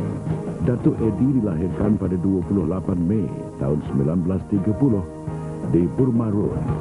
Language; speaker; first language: Malay; native; Malay